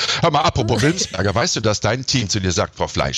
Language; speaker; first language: German; native; German